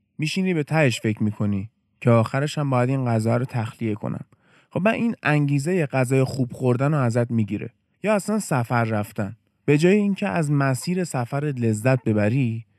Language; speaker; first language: Persian; native; Persian